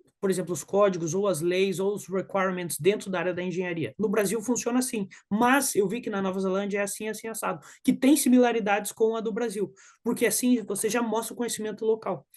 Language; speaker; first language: Portuguese; native; Portuguese